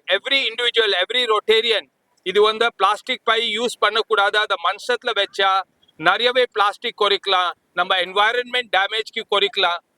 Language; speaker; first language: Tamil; non-native, local second language; Hindi